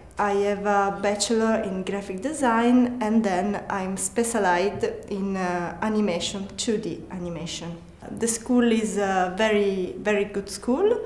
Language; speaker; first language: English; non-native, learner; Italian